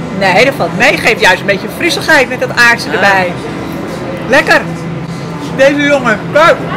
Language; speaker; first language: Dutch; native; Dutch